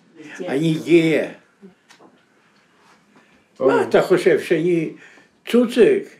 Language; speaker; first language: Hebrew; non-native, fluent; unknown